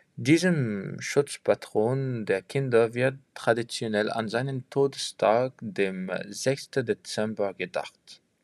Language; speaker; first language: German; non-native, fluent; French